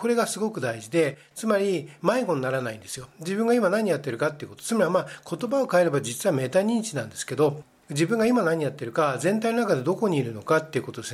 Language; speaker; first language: Japanese; native; Japanese